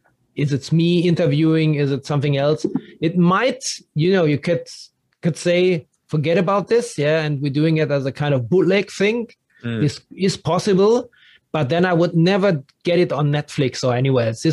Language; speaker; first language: English; non-native, fluent; German